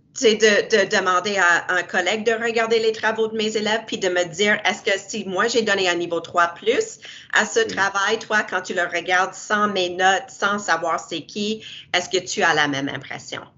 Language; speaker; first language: French; native; French